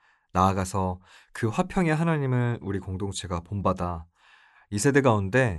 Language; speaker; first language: Korean; native; Korean